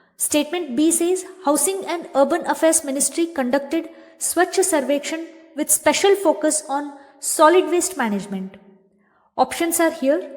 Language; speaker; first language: English; non-native, local second language; Kannada